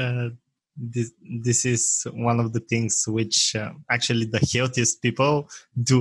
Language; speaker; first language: English; non-native, fluent; Bulgarian